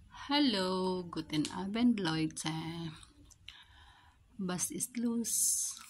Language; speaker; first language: German; non-native, learner; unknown